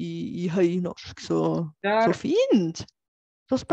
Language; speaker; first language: Norwegian; non-native, fluent; Bulgarian